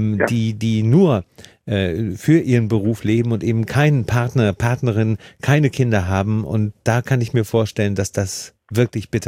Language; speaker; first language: German; native; German